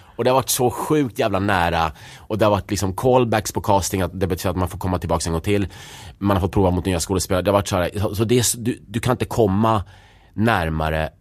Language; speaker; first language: Swedish; early bilingual, other home language; Czech